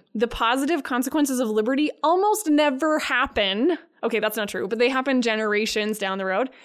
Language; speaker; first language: English; native; English